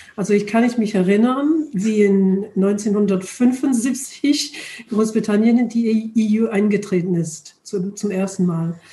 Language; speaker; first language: German; non-native, learner; English